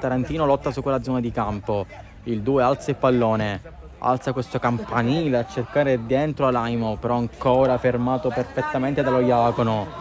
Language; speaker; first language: Italian; native; Italian